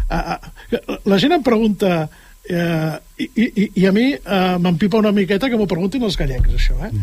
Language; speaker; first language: Catalan; native; Catalan